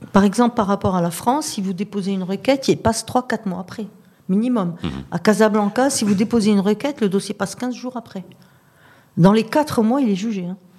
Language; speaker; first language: French; non-native, local second language; Arabic